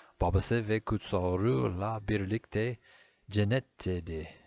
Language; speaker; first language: Turkish; non-native, fluent; English